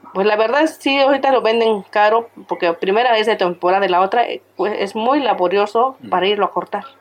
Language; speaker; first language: Spanish; native; Spanish